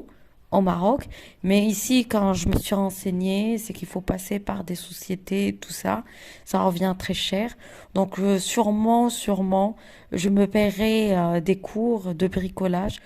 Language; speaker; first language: French; non-native, local second language; Arabic